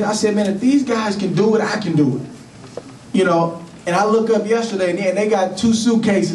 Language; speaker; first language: English; native; English